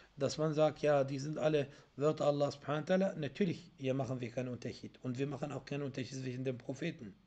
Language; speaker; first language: German; non-native, fluent; Arabic